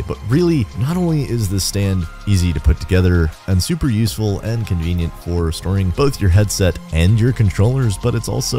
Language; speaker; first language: English; native; English